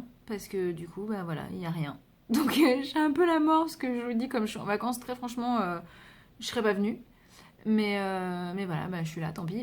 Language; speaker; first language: French; native; French